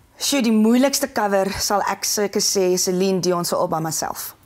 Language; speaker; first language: Afrikaans; native; Afrikaans